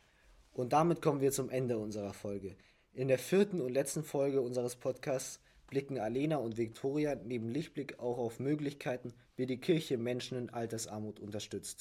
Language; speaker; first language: German; native; German